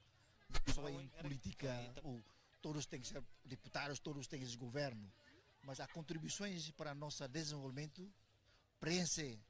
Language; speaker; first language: Portuguese; non-native, local second language; Tetum